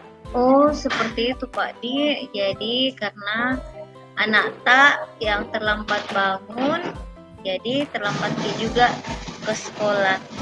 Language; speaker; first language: Indonesian; non-native, local second language; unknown